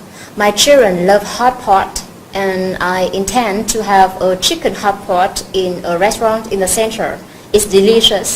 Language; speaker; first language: English; non-native, learner; Vietnamese